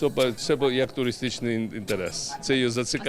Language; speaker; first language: Ukrainian; non-native, learner; Georgian